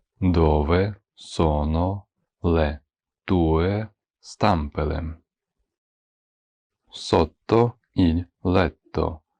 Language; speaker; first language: Italian; non-native, fluent; Ukrainian